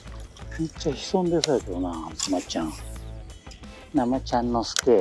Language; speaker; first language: Japanese; native; Japanese